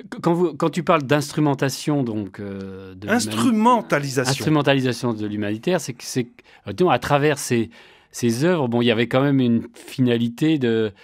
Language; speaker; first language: French; native; French